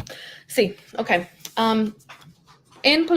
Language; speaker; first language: Spanish; non-native, learner; English